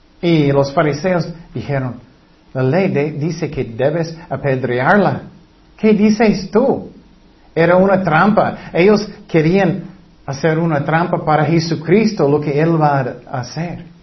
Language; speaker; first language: Spanish; non-native, fluent; English